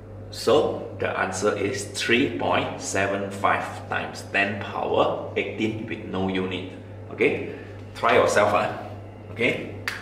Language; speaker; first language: English; non-native, local second language; Chinese